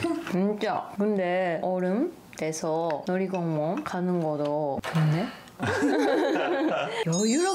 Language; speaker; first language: Korean; non-native, learner; Japanese